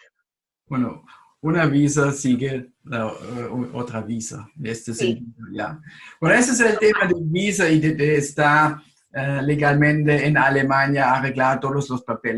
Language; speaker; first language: Spanish; non-native, fluent; German